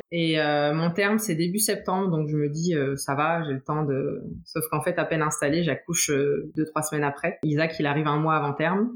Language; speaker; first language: French; native; French